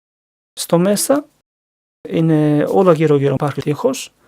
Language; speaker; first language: Greek; non-native, learner; Turkish